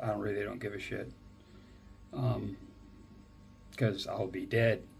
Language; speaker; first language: English; native; English